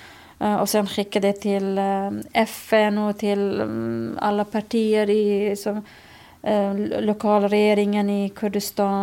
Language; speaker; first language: Swedish; non-native, fluent; Kurdish